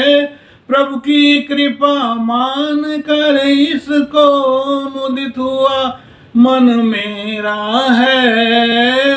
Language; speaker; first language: Hindi; native; Hindi